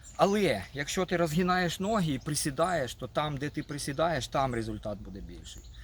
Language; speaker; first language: Ukrainian; non-native, local second language; Russian